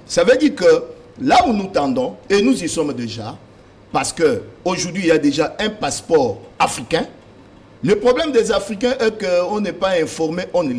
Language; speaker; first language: French; non-native, local second language; Lingala